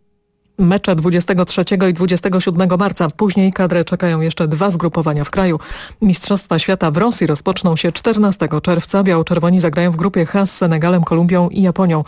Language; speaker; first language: Polish; native; Polish